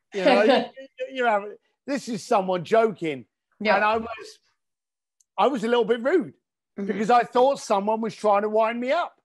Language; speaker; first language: English; native; English